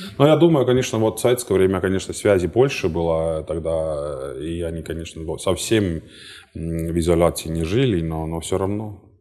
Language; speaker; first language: Russian; non-native, fluent; Estonian